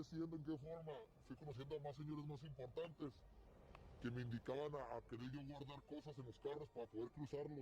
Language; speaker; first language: Spanish; native; Spanish